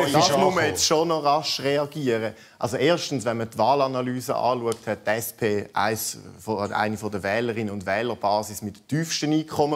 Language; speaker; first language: German; native; German